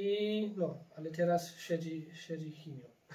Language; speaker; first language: Polish; early bilingual, heritage; German